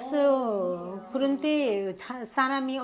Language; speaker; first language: Korean; non-native, learner; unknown